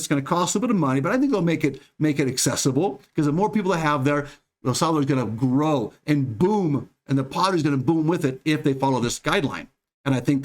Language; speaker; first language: English; native; English